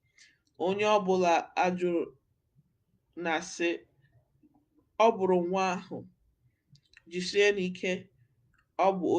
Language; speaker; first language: Igbo; non-native, learner; English